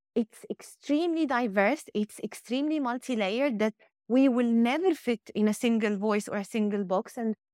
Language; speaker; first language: English; non-native, fluent; Arabic